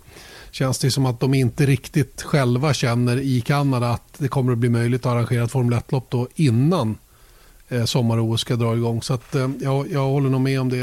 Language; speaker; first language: Swedish; native; Swedish